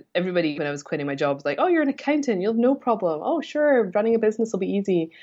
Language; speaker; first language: English; native; English